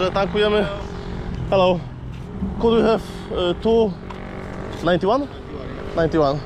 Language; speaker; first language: English; non-native, learner; Polish